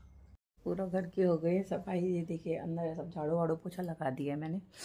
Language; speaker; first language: Hindi; native; Hindi